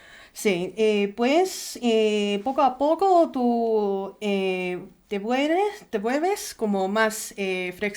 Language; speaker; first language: Spanish; non-native, learner; Chinese